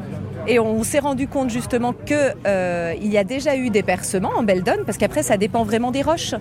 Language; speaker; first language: French; native; French